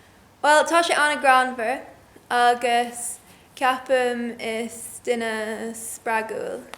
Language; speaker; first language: Irish; non-native, learner; English